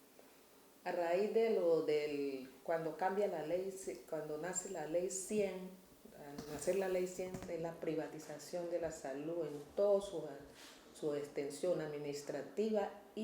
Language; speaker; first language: Spanish; native; Spanish